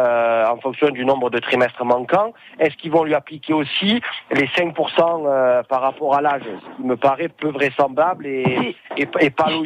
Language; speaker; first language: French; native; French